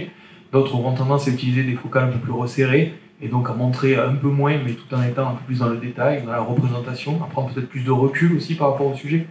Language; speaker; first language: French; native; French